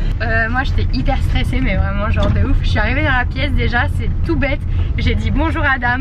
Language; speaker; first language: French; native; French